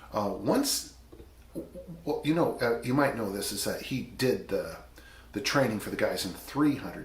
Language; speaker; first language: English; native; English